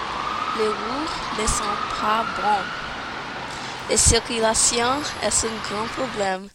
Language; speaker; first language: French; non-native, learner; English